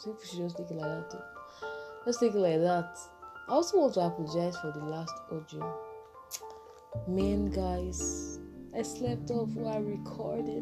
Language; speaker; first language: English; non-native, local second language; Yoruba